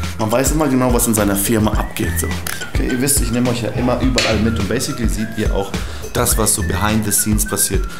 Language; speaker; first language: German; native; German